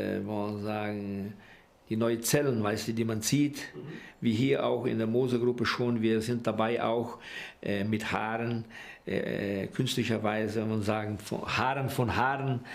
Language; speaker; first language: German; early bilingual, heritage; Portuguese